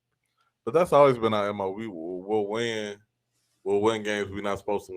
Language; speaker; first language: English; native; English